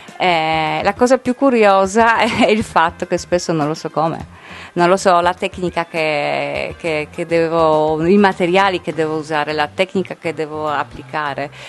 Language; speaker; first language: Italian; non-native, fluent; Polish